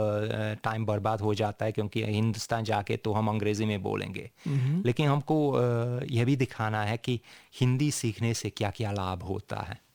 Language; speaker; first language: Hindi; non-native, fluent; Hungarian